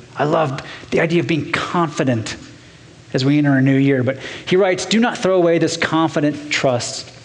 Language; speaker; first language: English; native; English